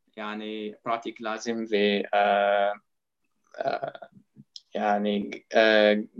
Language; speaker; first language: English; non-native, fluent; Arabic